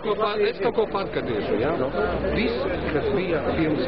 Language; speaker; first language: Latvian; non-native, learner; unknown